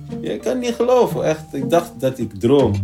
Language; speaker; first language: Dutch; non-native, learner; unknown